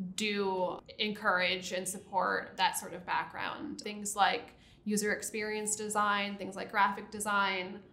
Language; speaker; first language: English; native; English